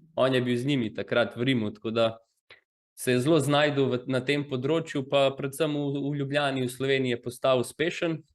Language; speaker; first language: Slovenian; early bilingual, other home language; Croatian